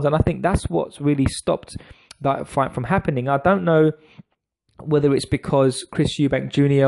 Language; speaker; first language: English; native; English